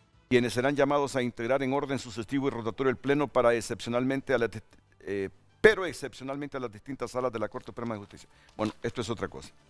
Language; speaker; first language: Spanish; native; Spanish